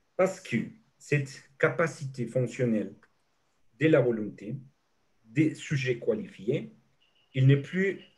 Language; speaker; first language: French; non-native, fluent; Spanish